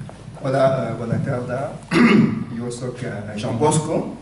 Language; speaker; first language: Catalan; non-native, fluent; Lingala